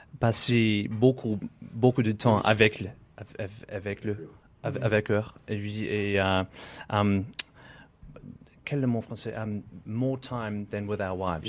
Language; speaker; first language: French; non-native, learner; English